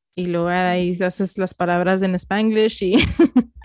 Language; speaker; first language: Spanish; early bilingual, heritage; Spanish